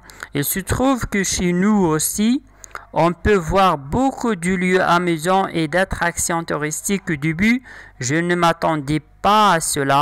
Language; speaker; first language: French; non-native, local second language; Arabic